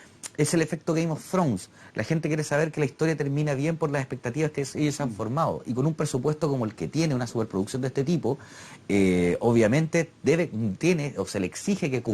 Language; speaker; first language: Spanish; native; Spanish